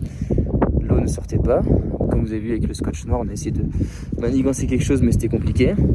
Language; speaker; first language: French; native; French